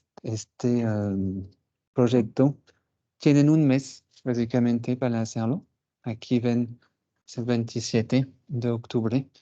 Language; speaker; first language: Spanish; non-native, fluent; French